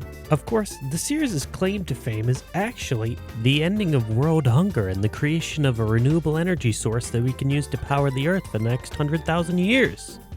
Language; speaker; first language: English; native; English